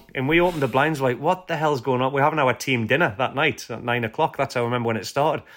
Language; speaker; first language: English; native; English